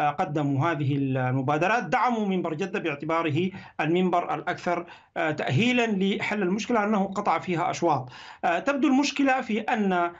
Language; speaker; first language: Arabic; native; Arabic